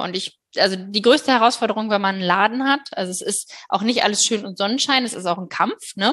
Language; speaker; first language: German; native; German